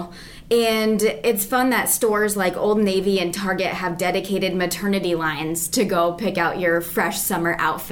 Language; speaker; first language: English; native; English